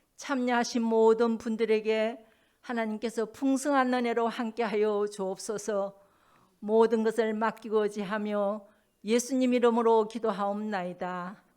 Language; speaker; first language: Korean; native; Korean